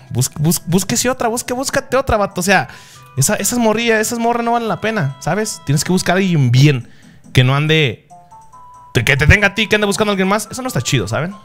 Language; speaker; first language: Spanish; early bilingual, other home language; Japanese